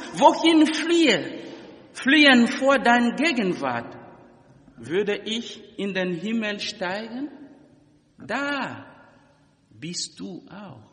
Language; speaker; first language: German; non-native, fluent; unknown